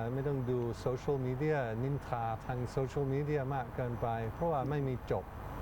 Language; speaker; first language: Thai; non-native, fluent; English